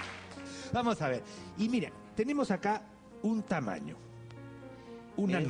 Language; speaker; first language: Spanish; native; Spanish